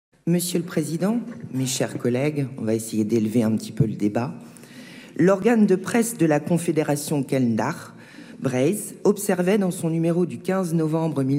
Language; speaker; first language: French; native; French